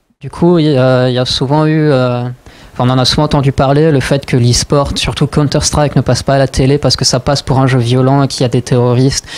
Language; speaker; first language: French; native; French